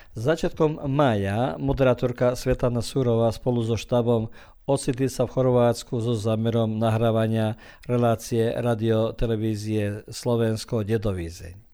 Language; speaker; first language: Slovak; early bilingual, heritage; Slovak